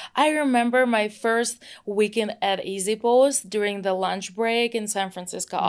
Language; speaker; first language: English; non-native, fluent; Russian